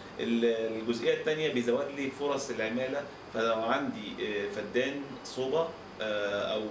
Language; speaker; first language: Arabic; native; Arabic